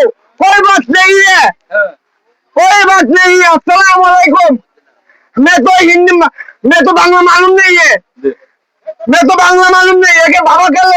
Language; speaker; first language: Hindi; non-native, learner; Bangla